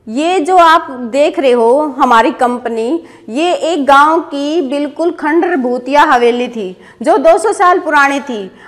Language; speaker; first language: Hindi; native; Hindi